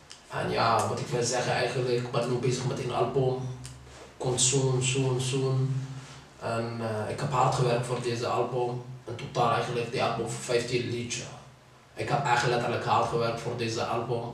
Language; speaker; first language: Dutch; non-native, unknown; Arabic